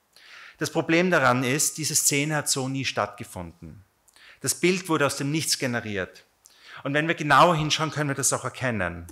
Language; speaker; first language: German; native; German